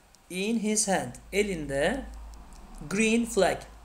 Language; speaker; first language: English; non-native, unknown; Turkish